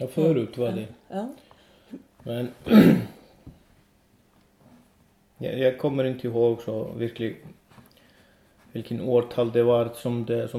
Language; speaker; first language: Swedish; non-native, learner; Icelandic